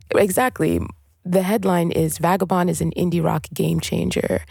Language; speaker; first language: English; non-native, local second language; French